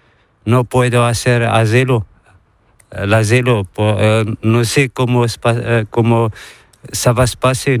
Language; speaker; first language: Spanish; non-native, learner; Arabic